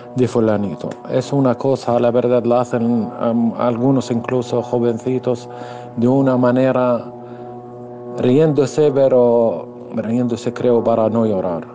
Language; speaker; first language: Spanish; non-native, fluent; Arabic